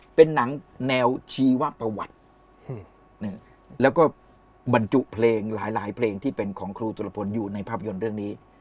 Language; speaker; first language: Thai; native; Thai